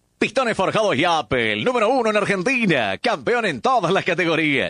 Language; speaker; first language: Spanish; native; Spanish